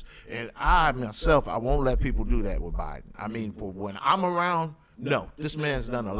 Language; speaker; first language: English; native; English